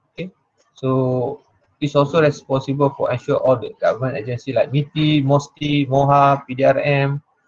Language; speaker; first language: English; non-native, local second language; Malay